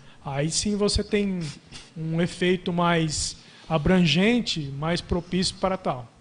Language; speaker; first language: Portuguese; native; Portuguese